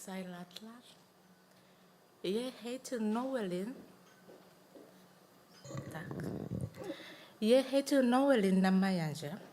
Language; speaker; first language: Icelandic; non-native, learner; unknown